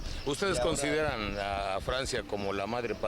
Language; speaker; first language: Spanish; native; Spanish